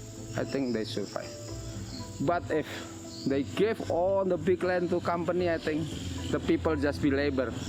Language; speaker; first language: English; non-native, learner; Indonesian